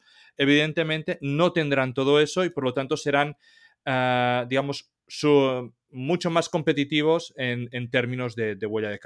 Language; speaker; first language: Spanish; native; Spanish